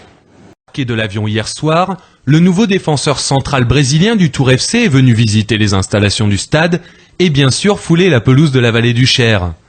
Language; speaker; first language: French; native; French